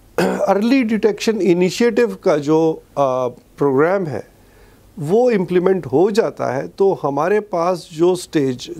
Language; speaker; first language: Urdu; non-native, local second language; Pashto